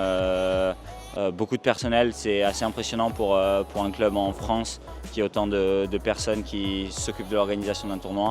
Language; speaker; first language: French; native; French